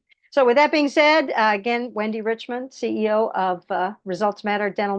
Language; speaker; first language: English; native; English